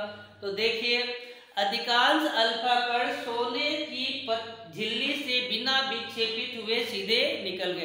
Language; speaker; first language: Hindi; native; Hindi